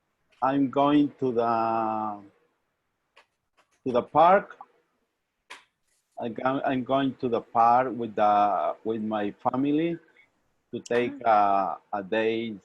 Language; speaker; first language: English; non-native, learner; Spanish